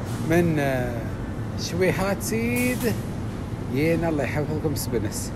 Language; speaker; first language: Arabic; native; Arabic